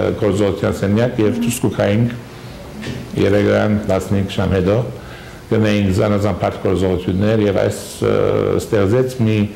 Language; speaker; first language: Armenian; early bilingual, heritage; Armenian